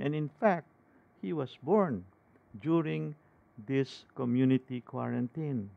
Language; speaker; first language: English; non-native, local second language; Filipino